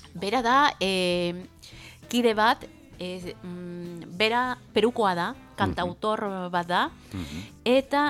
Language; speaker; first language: Basque; non-native, learner; Spanish